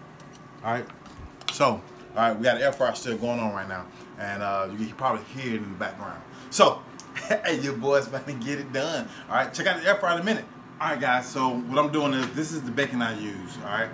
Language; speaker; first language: English; native; English